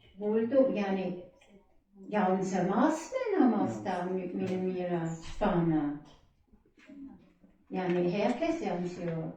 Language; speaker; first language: Turkish; non-native, learner; German